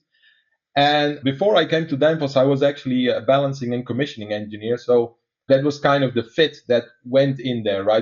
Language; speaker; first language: English; non-native, fluent; Dutch